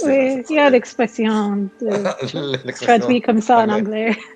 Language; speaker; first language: French; non-native, fluent; English